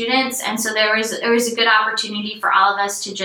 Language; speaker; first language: English; native; English